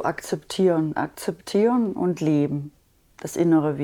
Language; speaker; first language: German; native; German